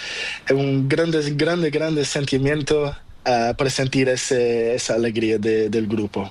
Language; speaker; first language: Spanish; non-native, learner; Portuguese